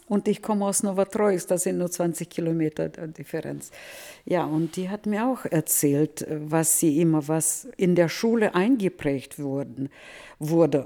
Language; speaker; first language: German; early bilingual, heritage; Russian